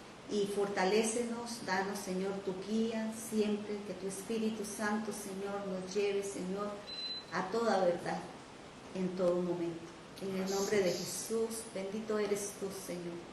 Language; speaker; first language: Spanish; native; Spanish